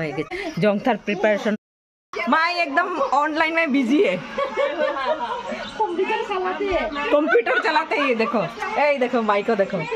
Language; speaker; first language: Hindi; non-native, local second language; Bangla